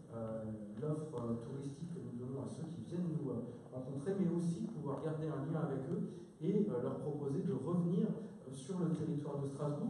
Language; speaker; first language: French; native; French